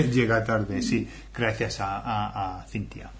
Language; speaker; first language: Spanish; non-native, fluent; English